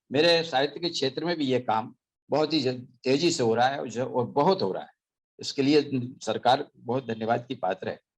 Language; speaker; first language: Hindi; native; Hindi